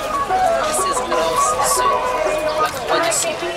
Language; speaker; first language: English; non-native, learner; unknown